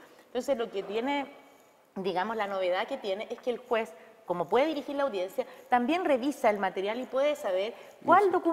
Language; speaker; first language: Spanish; native; Spanish